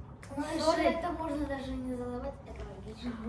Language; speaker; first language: Russian; non-native, local second language; Kazakh